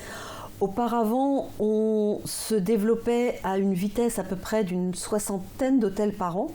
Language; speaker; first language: French; native; French